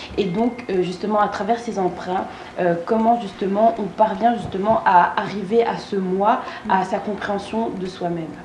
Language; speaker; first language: French; early bilingual, other home language; Kinyarwanda